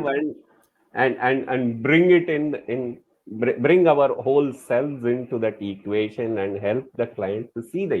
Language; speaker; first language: English; non-native, local second language; Tamil